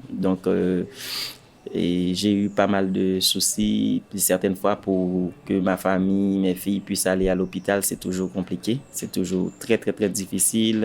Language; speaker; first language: French; non-native, local second language; Haitian Creole